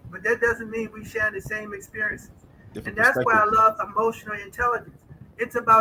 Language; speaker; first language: English; native; English